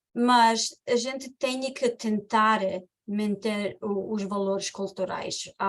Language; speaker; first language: Portuguese; early bilingual, heritage; Portuguese